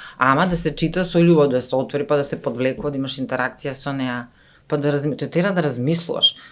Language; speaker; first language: Macedonian; native; Macedonian